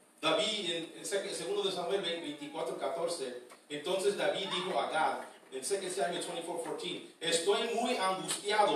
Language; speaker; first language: Spanish; early bilingual, heritage; Spanish